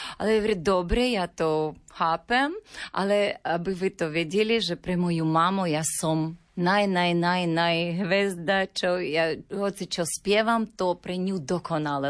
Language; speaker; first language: Slovak; non-native, learner; Ukrainian